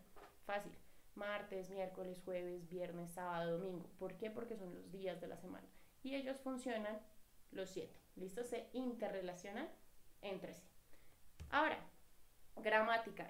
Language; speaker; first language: Spanish; native; Spanish